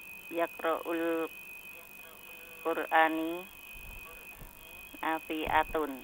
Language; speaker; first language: Arabic; non-native, learner; Indonesian